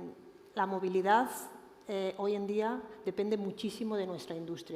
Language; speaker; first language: Spanish; native; Spanish